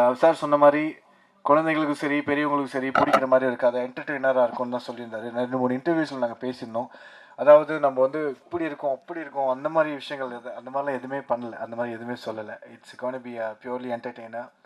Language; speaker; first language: Tamil; early bilingual, heritage; Tamil